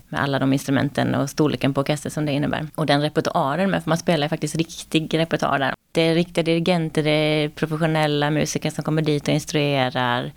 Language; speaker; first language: Swedish; native; Swedish